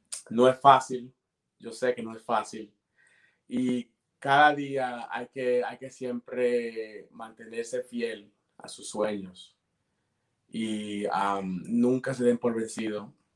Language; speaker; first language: Spanish; early bilingual, heritage; Spanish